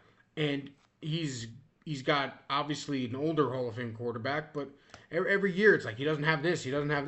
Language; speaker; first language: English; native; English